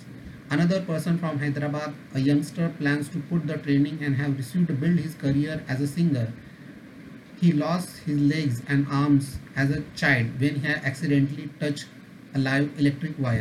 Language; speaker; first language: English; non-native, local second language; Marathi